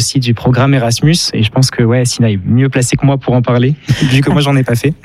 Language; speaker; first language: French; native; French